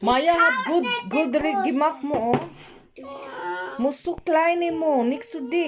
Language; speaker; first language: German; non-native, learner; Cebuano